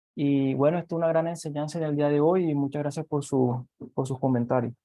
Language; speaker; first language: Spanish; native; Spanish